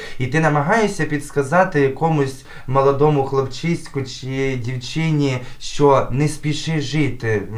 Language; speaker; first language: Ukrainian; native; Ukrainian